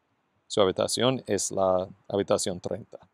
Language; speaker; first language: Spanish; non-native, fluent; English